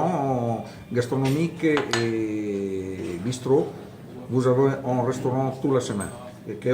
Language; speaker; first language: French; non-native, fluent; Italian